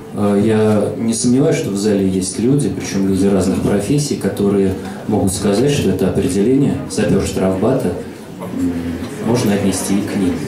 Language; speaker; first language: Russian; native; Russian